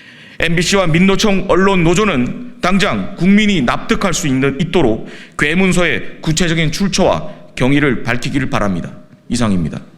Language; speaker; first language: Korean; native; Korean